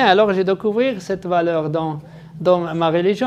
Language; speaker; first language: French; non-native, fluent; Arabic